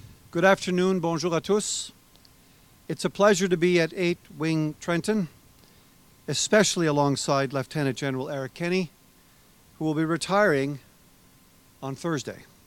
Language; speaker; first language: English; native; English